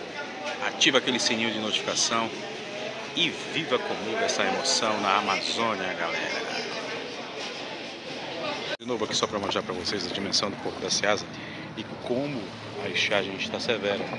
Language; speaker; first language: Portuguese; native; Portuguese